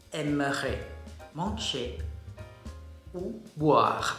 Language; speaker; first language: French; non-native, fluent; Thai